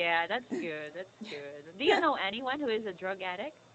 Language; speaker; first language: English; non-native, fluent; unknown